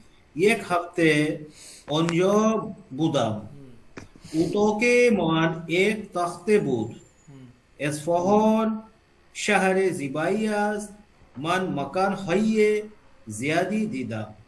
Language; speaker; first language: Persian; non-native, learner; Bangla